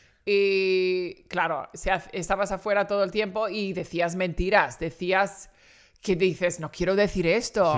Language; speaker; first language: Spanish; early bilingual, heritage; Spanish